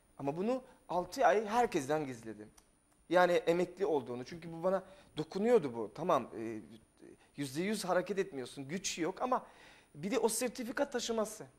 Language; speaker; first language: Turkish; non-native, fluent; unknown